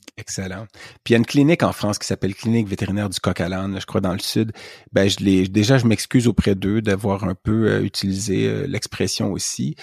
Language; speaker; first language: French; native; French